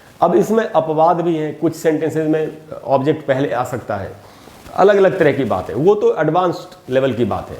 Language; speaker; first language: Hindi; native; Hindi